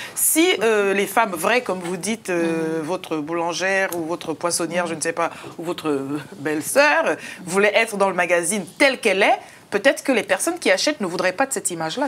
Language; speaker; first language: French; native; French